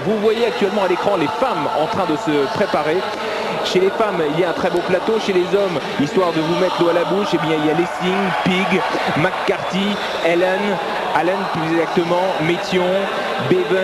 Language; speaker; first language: French; native; French